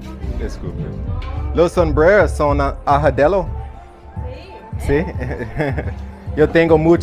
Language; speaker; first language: Spanish; non-native, learner; English